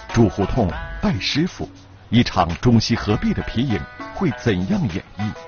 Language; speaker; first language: Chinese; native; Chinese